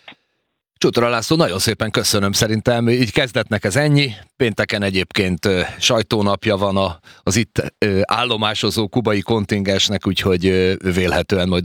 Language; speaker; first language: Hungarian; native; Hungarian